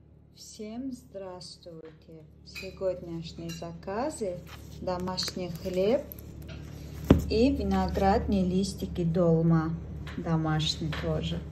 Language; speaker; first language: Russian; non-native, local second language; Azerbaijani